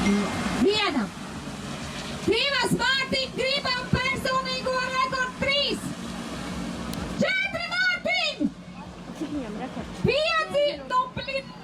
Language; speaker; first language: Latvian; native; Latvian